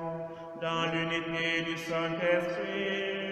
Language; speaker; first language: French; native; French